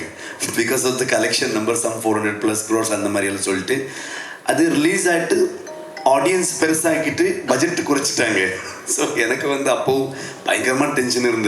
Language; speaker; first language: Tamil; non-native, local second language; Kannada